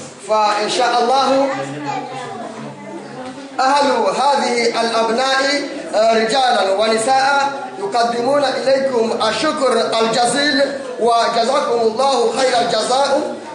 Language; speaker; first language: Arabic; non-native, local second language; Comorian